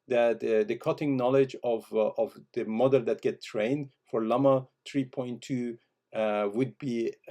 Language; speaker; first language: English; non-native, fluent; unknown